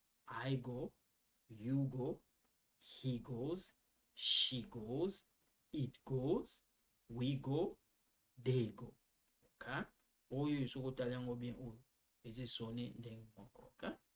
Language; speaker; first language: English; non-native, fluent; Lingala